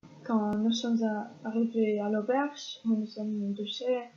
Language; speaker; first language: French; non-native, learner; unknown